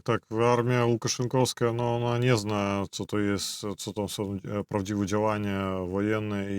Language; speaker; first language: Polish; non-native, fluent; Belarusian